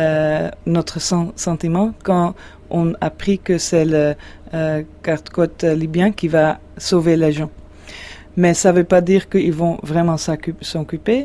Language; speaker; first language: French; non-native, fluent; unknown